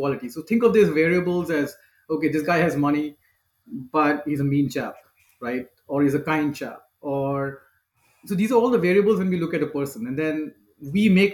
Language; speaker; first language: English; non-native, local second language; Hindi